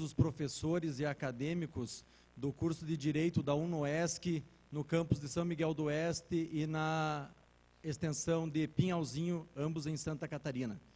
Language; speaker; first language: Portuguese; native; Portuguese